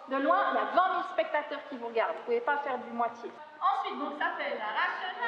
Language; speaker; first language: French; native; French